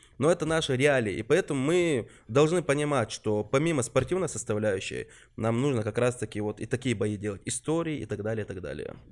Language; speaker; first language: Russian; non-native, local second language; Chechen